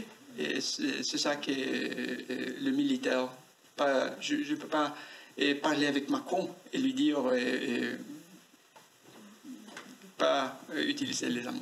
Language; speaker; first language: French; non-native, learner; Spanish